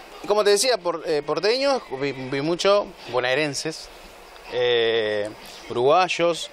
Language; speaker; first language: Spanish; native; Spanish